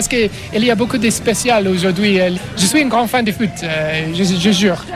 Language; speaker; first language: French; non-native, learner; English